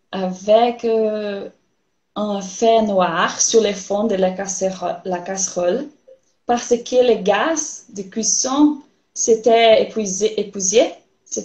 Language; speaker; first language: French; non-native, learner; Portuguese